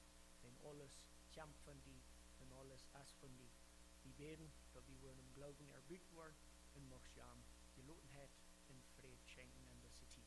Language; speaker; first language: German; non-native, learner; Plautdietsch